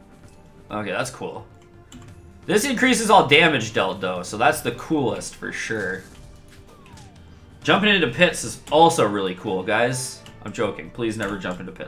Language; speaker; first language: English; native; English